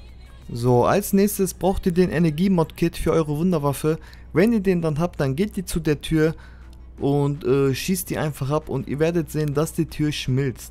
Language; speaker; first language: German; native; German